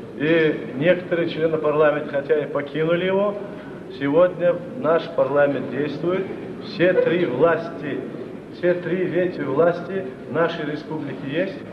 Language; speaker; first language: Russian; non-native, local second language; Chechen